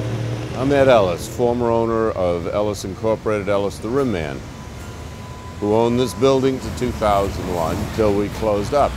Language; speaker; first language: English; native; English